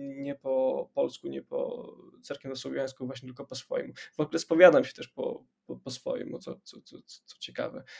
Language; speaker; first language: Polish; non-native, local second language; Ukrainian